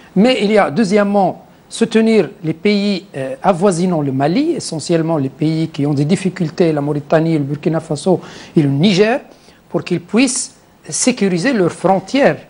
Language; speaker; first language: French; non-native, local second language; Arabic